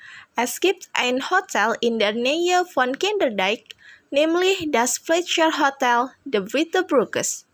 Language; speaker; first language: German; non-native, learner; Indonesian